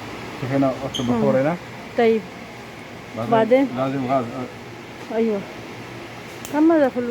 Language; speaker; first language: Arabic; non-native, learner; Urdu